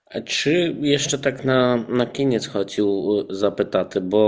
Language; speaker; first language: Ukrainian; non-native, fluent; Polish